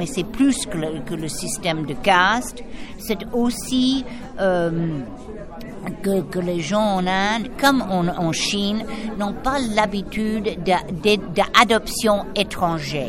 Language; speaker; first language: French; non-native, fluent; English